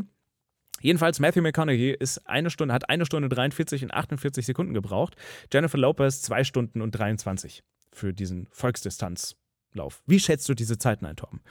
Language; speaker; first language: German; native; German